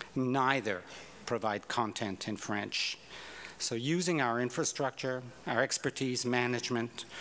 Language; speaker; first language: English; native; English